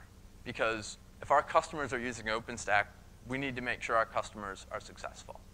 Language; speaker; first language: English; native; English